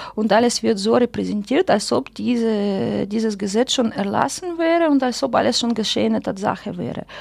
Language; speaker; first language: German; non-native, fluent; Russian